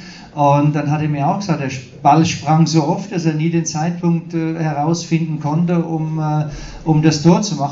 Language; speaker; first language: German; native; German